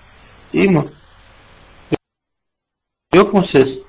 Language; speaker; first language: Turkish; non-native, fluent; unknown